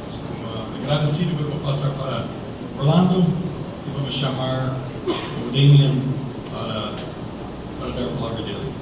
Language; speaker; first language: Portuguese; non-native, fluent; English